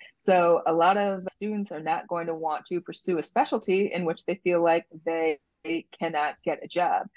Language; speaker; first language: English; native; English